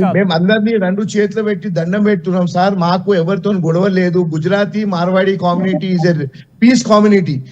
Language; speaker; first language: Telugu; non-native, local second language; Gujarati